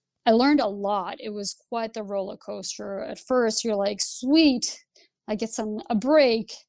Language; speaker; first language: English; early bilingual, other home language; Lithuanian